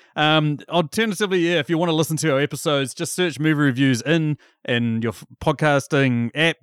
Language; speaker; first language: English; native; English